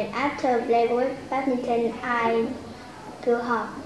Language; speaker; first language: English; non-native, learner; Vietnamese